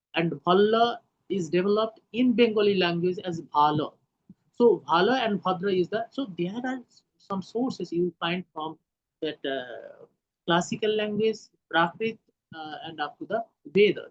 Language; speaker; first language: English; non-native, local second language; Hindi